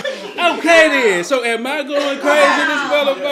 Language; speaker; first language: English; native; English